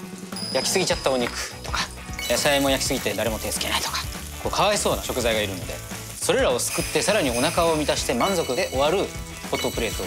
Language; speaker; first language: Japanese; native; Japanese